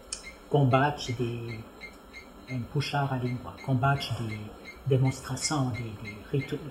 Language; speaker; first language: Portuguese; non-native, fluent; French